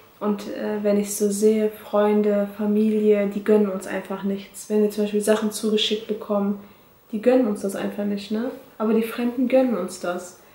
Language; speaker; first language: German; early bilingual, other home language; Turkish